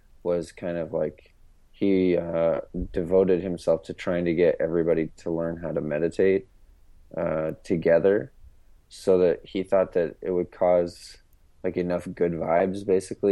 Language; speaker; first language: English; native; English